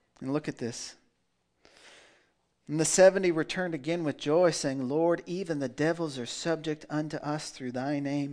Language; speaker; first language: English; native; English